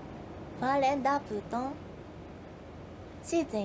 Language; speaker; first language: Chinese; non-native, learner; Japanese